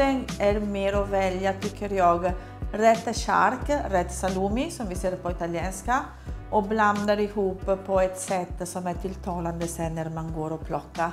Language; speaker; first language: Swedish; non-native, fluent; Italian